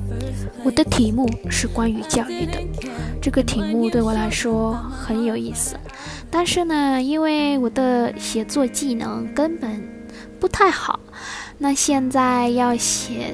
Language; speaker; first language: Chinese; non-native, fluent; Vietnamese